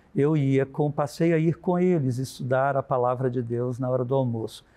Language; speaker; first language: Portuguese; native; Portuguese